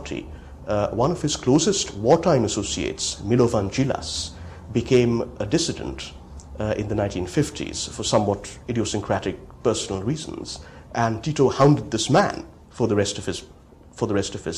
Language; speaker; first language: English; non-native, local second language; Bangla